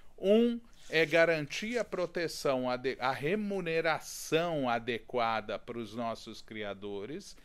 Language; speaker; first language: Portuguese; native; Portuguese